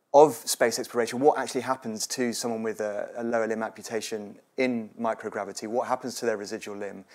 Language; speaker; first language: English; native; English